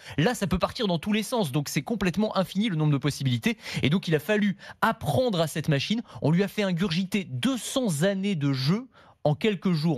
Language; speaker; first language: French; native; French